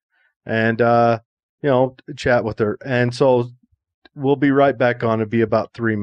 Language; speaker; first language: English; native; English